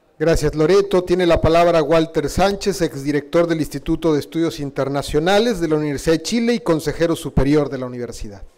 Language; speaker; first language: Spanish; native; Spanish